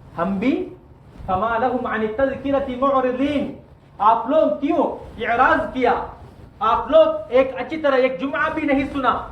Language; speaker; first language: Urdu; non-native, learner; Tamil